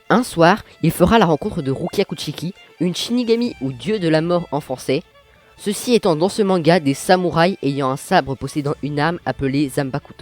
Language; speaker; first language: French; native; French